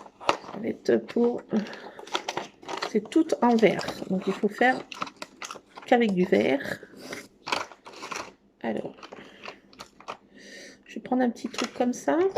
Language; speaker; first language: French; native; French